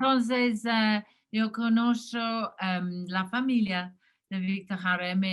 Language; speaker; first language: Spanish; non-native, learner; English